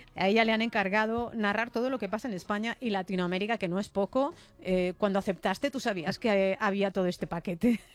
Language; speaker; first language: Spanish; native; Spanish